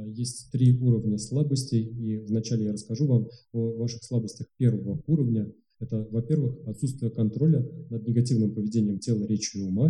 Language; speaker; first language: Russian; native; Russian